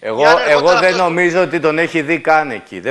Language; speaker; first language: Greek; native; Greek